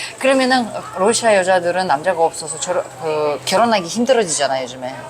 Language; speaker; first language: Korean; non-native, fluent; Uzbek